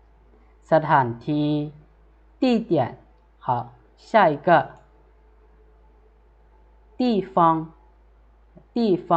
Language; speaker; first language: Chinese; non-native, fluent; Lao